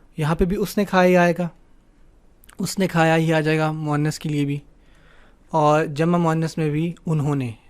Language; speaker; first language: Urdu; native; Urdu